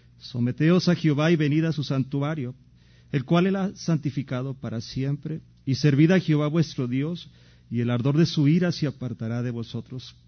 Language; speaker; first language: Spanish; native; Spanish